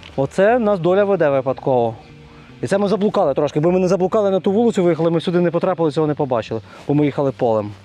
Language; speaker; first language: Ukrainian; native; Ukrainian